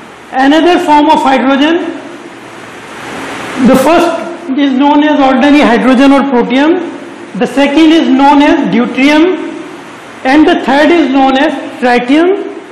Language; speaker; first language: English; non-native, local second language; Urdu